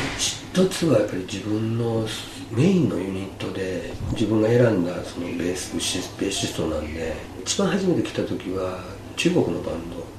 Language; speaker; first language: Japanese; native; Japanese